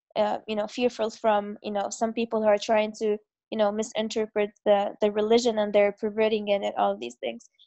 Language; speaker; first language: English; non-native, fluent; Arabic